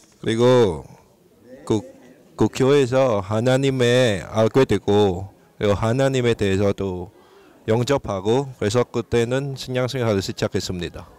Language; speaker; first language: Korean; non-native, learner; Indonesian